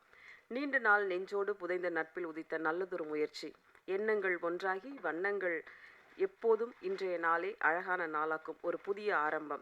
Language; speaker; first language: Tamil; native; Tamil